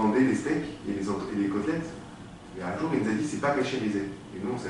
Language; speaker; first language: French; native; French